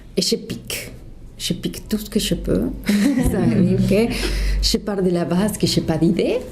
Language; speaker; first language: French; non-native, fluent; Spanish